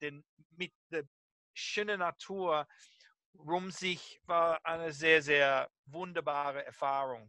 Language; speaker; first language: German; non-native, fluent; English